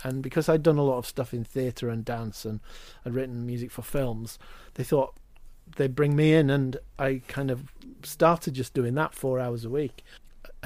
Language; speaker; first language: English; native; English